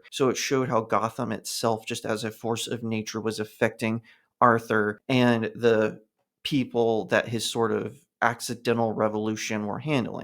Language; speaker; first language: English; native; English